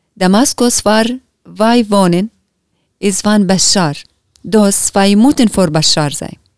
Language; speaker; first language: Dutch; non-native, learner; Arabic